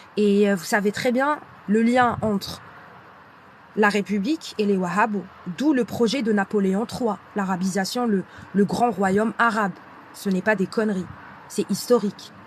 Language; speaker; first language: French; non-native, local second language; Arabic